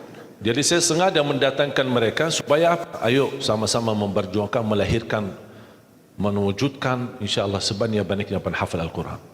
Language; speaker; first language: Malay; non-native, fluent; Arabic